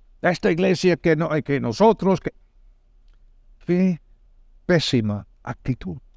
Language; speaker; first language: Spanish; non-native, fluent; English